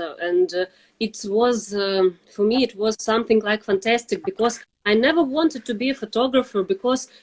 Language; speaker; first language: English; non-native, fluent; Russian